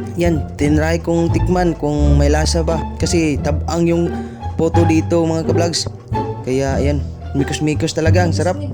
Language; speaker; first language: Filipino; non-native, local second language; Cebuano